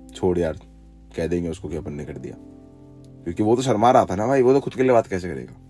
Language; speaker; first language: Hindi; native; Hindi